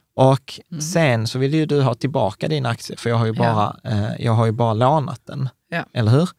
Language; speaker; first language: Swedish; native; Swedish